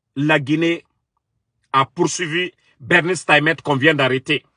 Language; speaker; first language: French; non-native, local second language; Mandingo